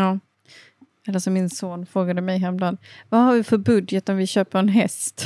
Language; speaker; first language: Swedish; native; Swedish